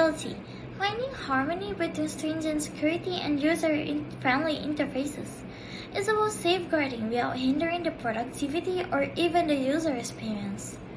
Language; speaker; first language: English; non-native, local second language; Malay